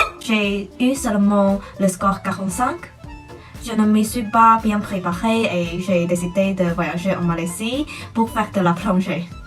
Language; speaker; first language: French; non-native, fluent; Chinese